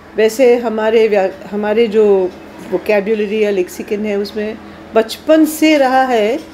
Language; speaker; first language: Hindi; native; Hindi